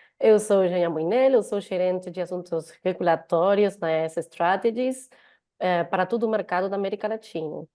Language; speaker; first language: Portuguese; non-native, fluent; Spanish